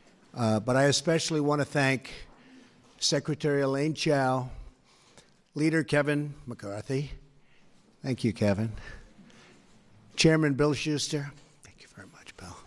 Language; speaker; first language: English; native; English